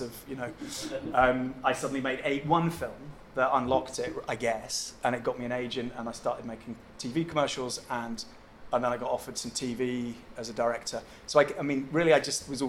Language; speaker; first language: English; native; English